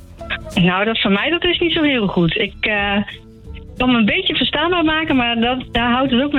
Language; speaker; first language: Dutch; native; Dutch